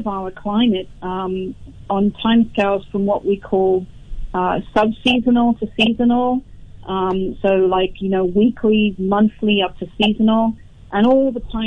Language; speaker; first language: English; native; English